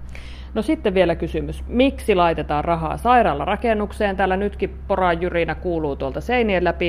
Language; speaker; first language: Finnish; native; Finnish